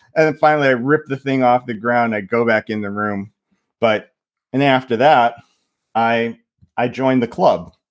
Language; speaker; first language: English; native; English